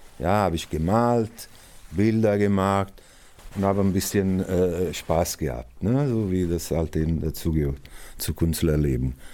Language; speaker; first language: German; non-native, fluent; Italian